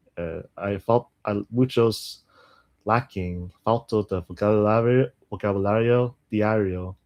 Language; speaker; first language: Spanish; non-native, learner; English